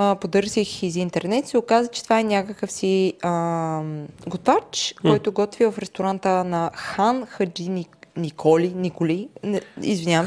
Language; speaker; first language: Bulgarian; native; Bulgarian